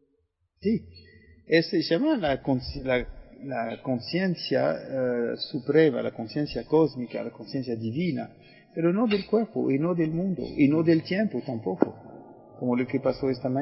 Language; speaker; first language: Spanish; non-native, fluent; French